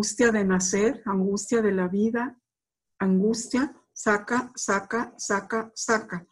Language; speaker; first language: Spanish; native; Spanish